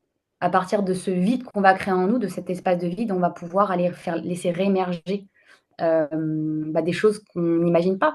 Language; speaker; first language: French; native; French